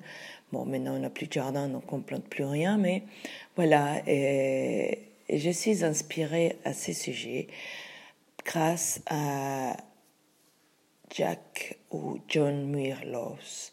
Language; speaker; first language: French; non-native, fluent; Spanish